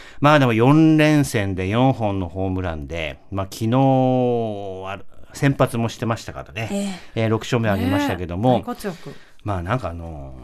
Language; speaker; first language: Japanese; native; Japanese